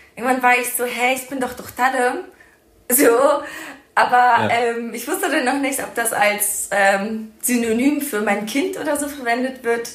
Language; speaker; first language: German; early bilingual, other home language; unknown